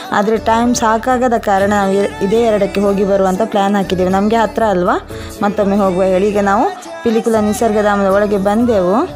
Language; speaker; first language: Kannada; non-native, local second language; Tulu